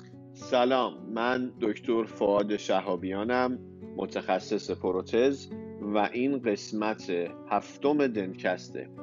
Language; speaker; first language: Persian; native; Persian